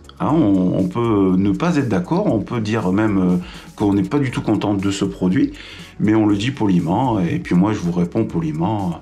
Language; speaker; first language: French; native; French